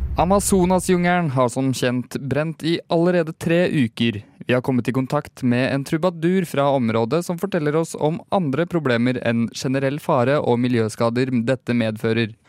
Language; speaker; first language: Norwegian; native; Norwegian